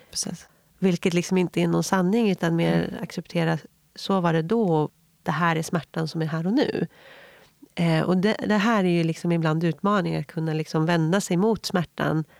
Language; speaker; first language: Swedish; native; Swedish